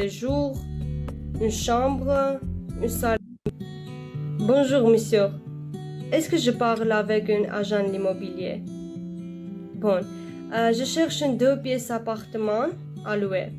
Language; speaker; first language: French; non-native, learner; Armenian